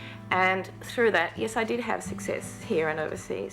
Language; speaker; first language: English; native; English